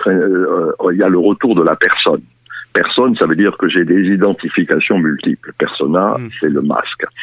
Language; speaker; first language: French; native; French